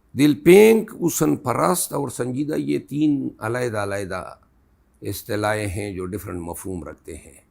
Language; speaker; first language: Urdu; non-native, local second language; Pashto